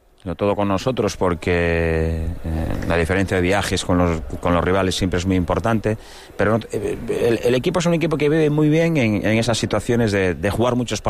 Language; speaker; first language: Spanish; native; Spanish